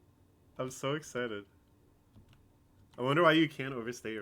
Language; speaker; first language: English; native; English